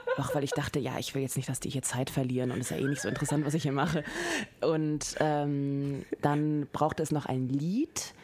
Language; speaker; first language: German; non-native, fluent; French